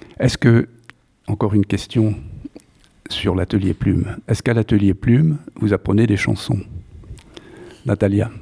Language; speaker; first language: French; native; French